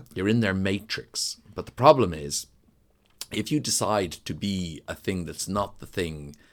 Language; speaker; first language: English; native; English